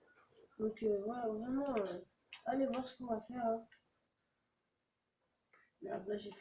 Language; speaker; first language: French; native; French